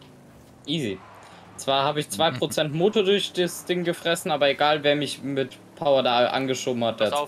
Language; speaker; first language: German; native; German